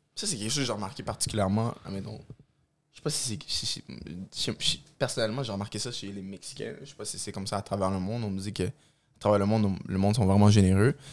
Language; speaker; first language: French; early bilingual, other home language; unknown